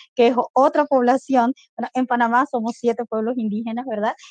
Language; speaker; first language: Spanish; non-native, local second language; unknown